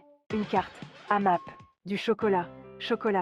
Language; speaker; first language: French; non-native, learner; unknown